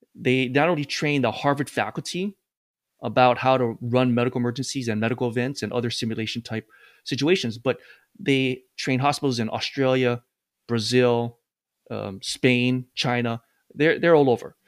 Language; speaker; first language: English; native; English